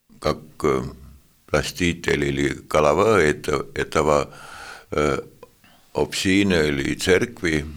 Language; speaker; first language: Russian; non-native, fluent; Estonian